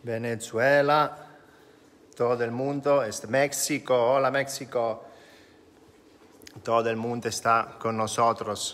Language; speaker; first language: Spanish; non-native, fluent; Italian